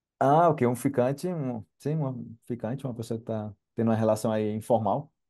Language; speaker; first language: Portuguese; native; Portuguese